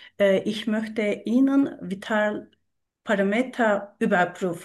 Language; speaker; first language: German; non-native, learner; Turkish